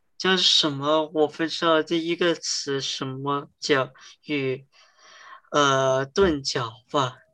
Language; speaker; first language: Chinese; early bilingual, heritage; Chinese